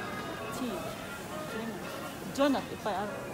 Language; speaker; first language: Japanese; non-native, learner; Filipino